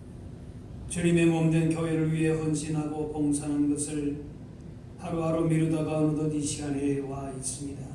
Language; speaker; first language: Korean; native; Korean